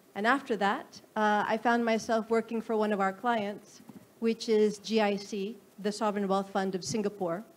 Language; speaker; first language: English; non-native, local second language; Filipino